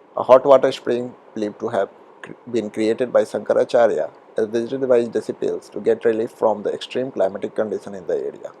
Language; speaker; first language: English; non-native, local second language; Hindi